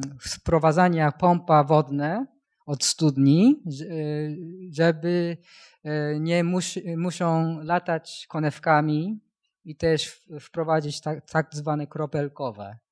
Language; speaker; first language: Polish; non-native, learner; Japanese